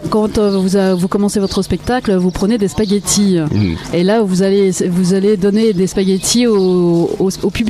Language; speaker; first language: French; native; French